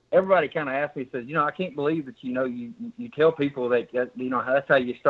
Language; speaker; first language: English; native; English